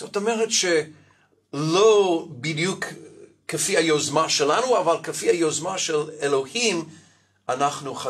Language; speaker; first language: Hebrew; non-native, fluent; English